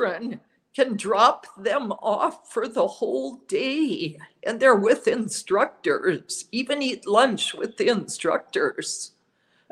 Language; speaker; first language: English; native; English